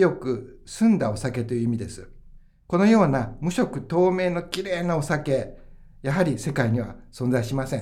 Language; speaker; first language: Japanese; native; Japanese